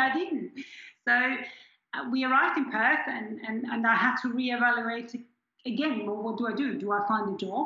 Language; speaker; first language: English; non-native, fluent; German